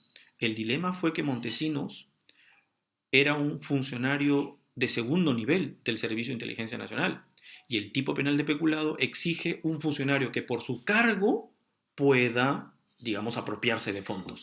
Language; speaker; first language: Spanish; native; Spanish